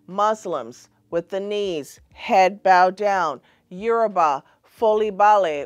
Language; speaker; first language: English; native; English